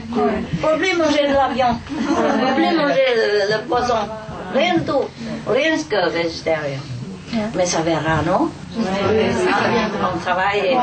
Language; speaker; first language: French; non-native, learner; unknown